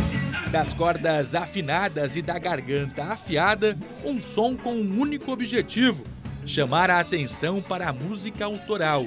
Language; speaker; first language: Portuguese; native; Portuguese